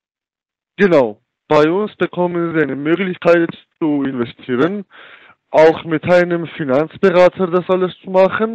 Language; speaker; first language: German; non-native, learner; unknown